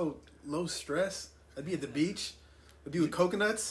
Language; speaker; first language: English; non-native, local second language; Filipino